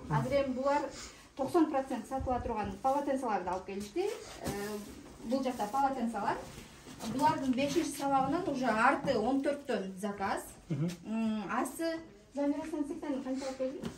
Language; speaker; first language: Kyrgyz; native; Kyrgyz